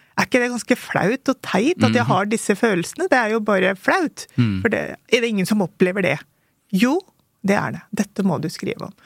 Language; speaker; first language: Norwegian; early bilingual, other home language; Urdu